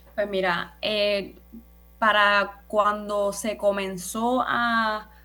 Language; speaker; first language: Spanish; native; Spanish